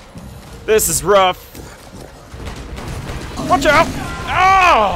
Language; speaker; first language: English; native; English